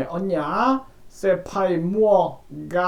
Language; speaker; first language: Vietnamese; non-native, learner; Korean